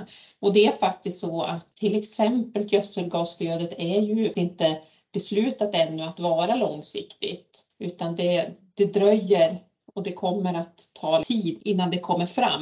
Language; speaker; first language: Swedish; native; Swedish